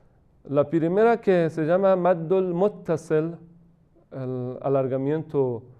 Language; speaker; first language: Spanish; non-native, fluent; Persian